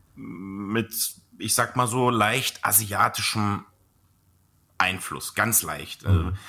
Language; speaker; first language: German; native; German